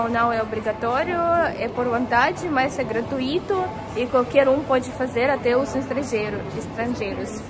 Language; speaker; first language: Portuguese; non-native, fluent; Russian